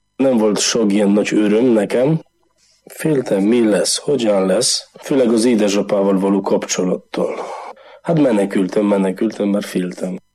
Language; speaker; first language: Hungarian; non-native, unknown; Polish